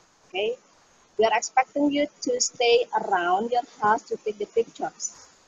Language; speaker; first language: English; non-native, fluent; Indonesian